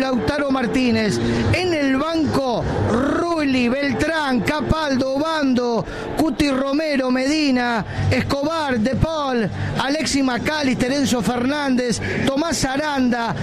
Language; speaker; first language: Spanish; native; Spanish